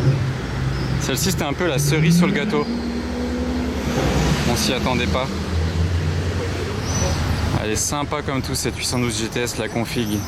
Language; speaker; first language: French; native; French